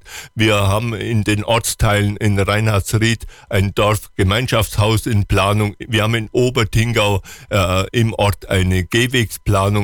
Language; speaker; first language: German; native; German